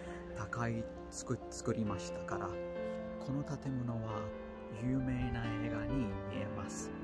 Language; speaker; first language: Japanese; non-native, learner; English